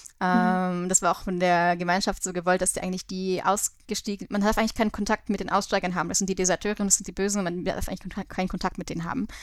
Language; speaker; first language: German; native; German